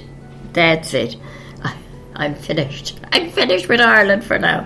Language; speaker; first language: English; native; English